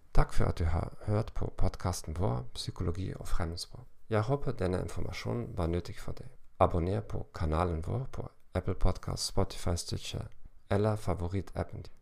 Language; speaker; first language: Norwegian; non-native, learner; German